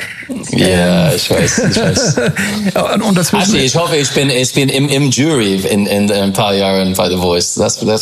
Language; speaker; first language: German; non-native, learner; English